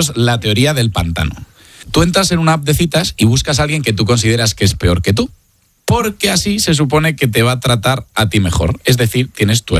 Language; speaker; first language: Spanish; native; Spanish